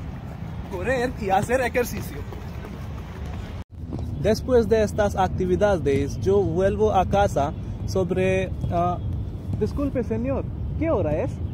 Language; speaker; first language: Spanish; non-native, learner; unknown